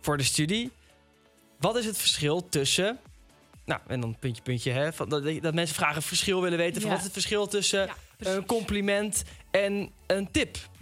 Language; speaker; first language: Dutch; native; Dutch